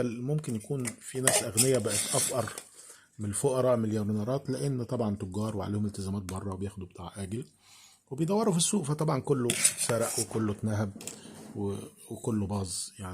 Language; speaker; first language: Arabic; native; Arabic